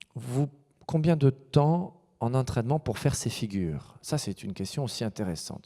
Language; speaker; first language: French; native; French